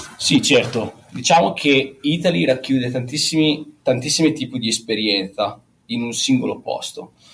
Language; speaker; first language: Italian; native; Italian